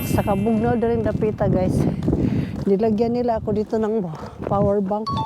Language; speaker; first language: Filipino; non-native, local second language; Cebuano